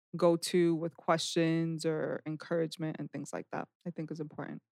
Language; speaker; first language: English; native; English